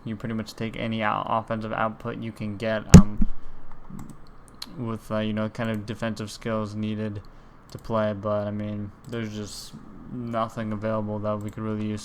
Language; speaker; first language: English; native; English